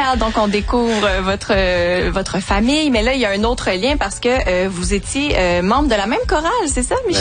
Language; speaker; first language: French; native; French